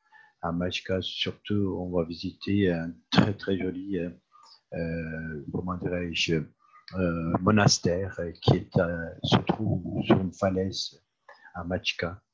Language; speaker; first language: French; non-native, fluent; Turkish